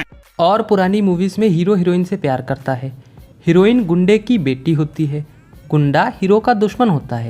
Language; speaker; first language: Hindi; native; Hindi